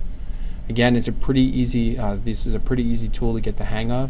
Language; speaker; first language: English; native; English